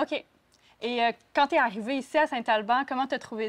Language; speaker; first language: French; native; French